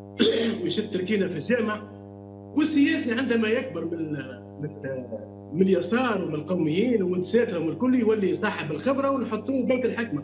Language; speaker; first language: Arabic; native; Arabic